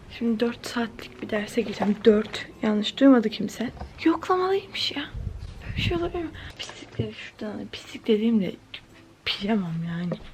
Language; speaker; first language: Turkish; native; Turkish